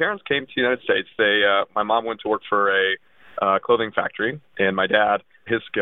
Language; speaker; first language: English; early bilingual, other home language; Russian